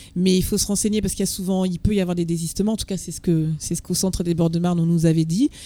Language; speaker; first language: French; native; French